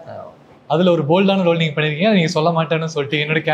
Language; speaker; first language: Tamil; native; Tamil